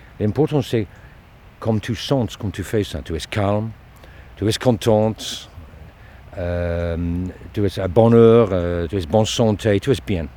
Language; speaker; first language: French; non-native, learner; English